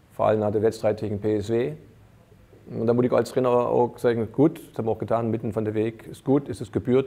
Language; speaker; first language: Dutch; non-native, fluent; German